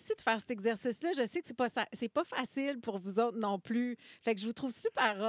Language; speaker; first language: French; native; French